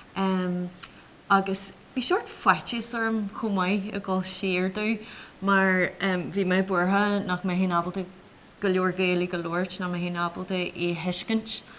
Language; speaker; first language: Irish; non-native, local second language; English